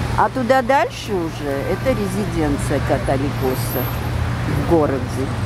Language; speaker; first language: Russian; non-native, local second language; Armenian